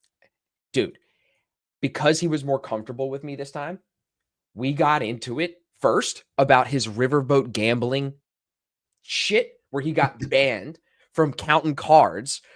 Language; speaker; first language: English; native; English